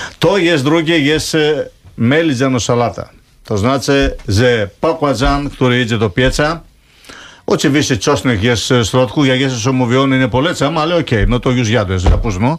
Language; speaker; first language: Polish; non-native, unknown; Greek